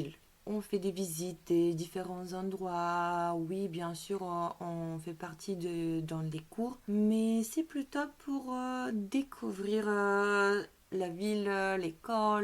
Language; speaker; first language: French; non-native, fluent; Bulgarian